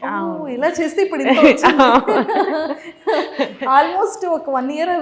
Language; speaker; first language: Telugu; native; Telugu